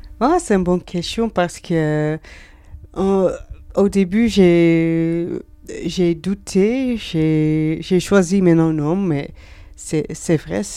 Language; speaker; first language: French; non-native, learner; Dutch